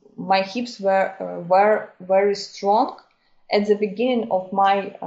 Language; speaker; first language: English; non-native, fluent; Ukrainian